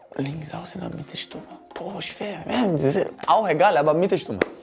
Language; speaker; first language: German; non-native, learner; Portuguese